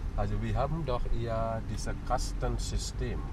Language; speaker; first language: German; non-native, fluent; Indonesian